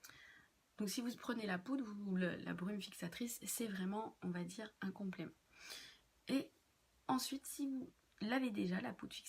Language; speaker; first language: French; native; French